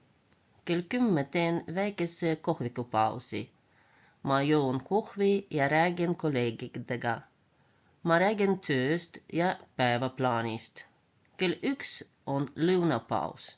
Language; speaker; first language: Estonian; non-native, local second language; Russian